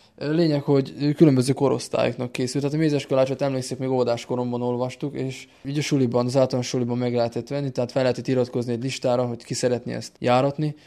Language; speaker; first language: Hungarian; native; Hungarian